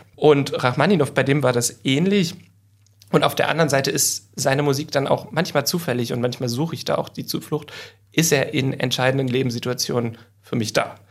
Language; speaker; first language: German; native; German